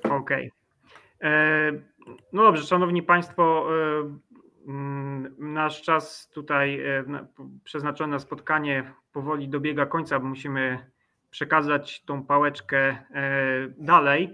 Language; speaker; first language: Polish; native; Polish